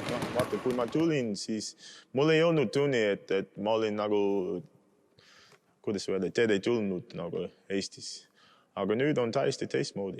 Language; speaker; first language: Estonian; non-native, fluent; English